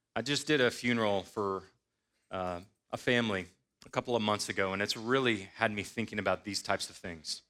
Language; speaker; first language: English; native; English